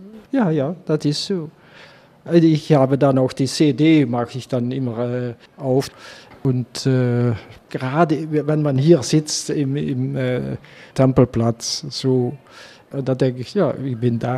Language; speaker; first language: German; non-native, learner; Dutch